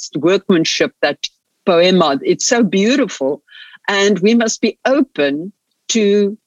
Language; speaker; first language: English; non-native, local second language; Afrikaans